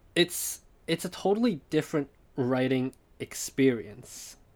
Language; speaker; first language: English; non-native, fluent; Chinese